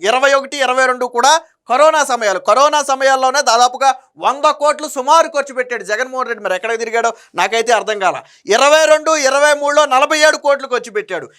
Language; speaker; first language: Telugu; native; Telugu